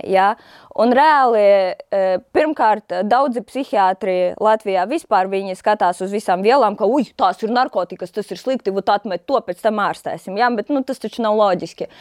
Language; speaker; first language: Latvian; non-native, local second language; Russian